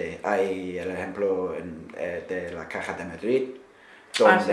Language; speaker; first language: Spanish; non-native, fluent; English